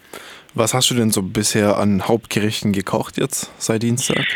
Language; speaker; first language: German; native; German